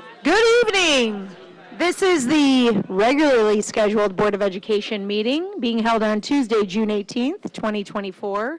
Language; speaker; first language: English; native; English